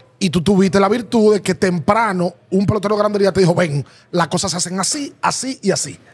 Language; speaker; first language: Spanish; native; Spanish